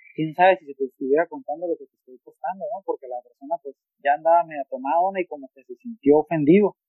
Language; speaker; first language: Spanish; native; Spanish